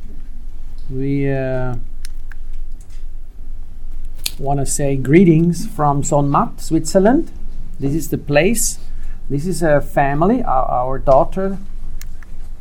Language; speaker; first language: English; non-native, fluent; Swiss German